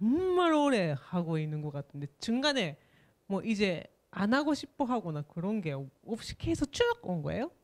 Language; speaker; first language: Korean; non-native, fluent; Japanese